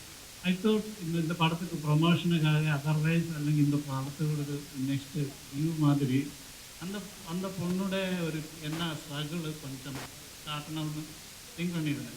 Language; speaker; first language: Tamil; non-native, learner; Malayalam